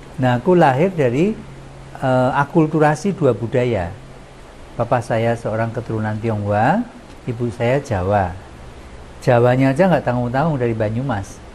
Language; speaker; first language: Indonesian; non-native, local second language; Javanese